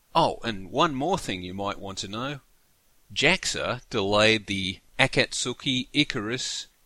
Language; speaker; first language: English; native; English